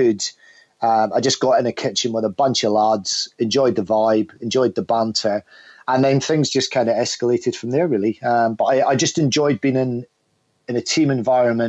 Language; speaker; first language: English; native; English